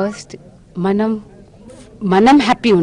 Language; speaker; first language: Telugu; non-native, local second language; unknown